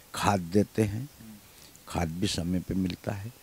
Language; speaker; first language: Hindi; native; Hindi